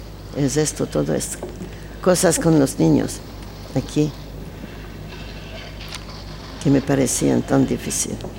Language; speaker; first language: Spanish; non-native, learner; French